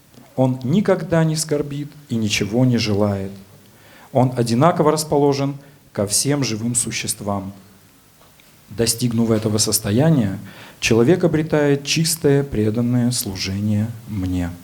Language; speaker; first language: Russian; native; Russian